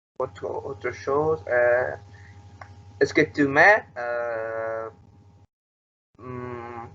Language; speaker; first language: French; non-native, learner; Spanish